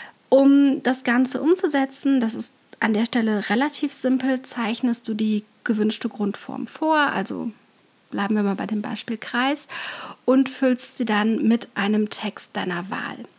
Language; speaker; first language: German; native; German